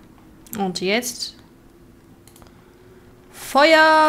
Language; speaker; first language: German; native; German